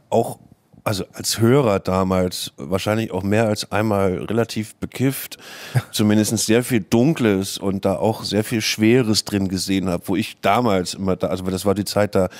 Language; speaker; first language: German; native; German